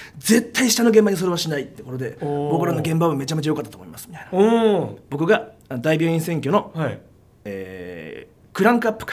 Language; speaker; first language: Japanese; native; Japanese